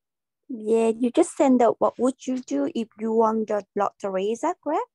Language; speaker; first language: English; non-native, learner; Vietnamese